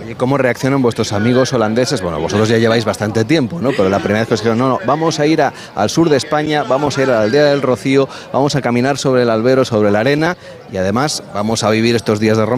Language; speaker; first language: Spanish; native; Spanish